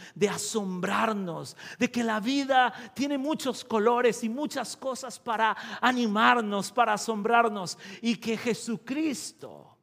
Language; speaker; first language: Spanish; native; Spanish